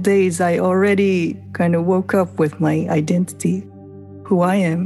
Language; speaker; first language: English; non-native, fluent; Japanese